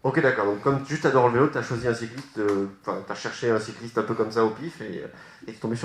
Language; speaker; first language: French; native; French